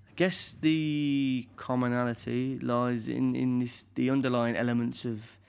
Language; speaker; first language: English; native; English